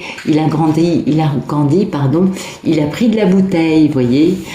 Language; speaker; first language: French; native; French